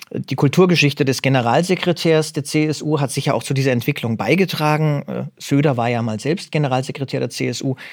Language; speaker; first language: German; native; German